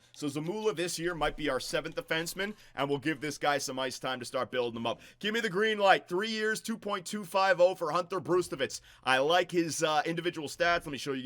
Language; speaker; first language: English; native; English